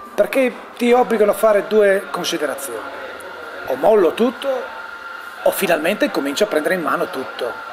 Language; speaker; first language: Italian; non-native, local second language; Friulian